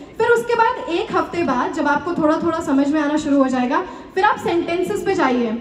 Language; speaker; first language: Hindi; native; Hindi